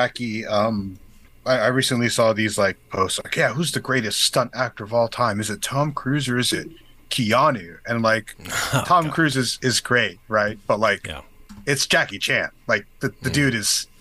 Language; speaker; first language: English; native; English